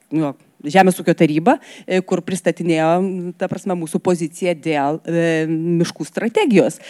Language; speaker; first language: Lithuanian; native; Lithuanian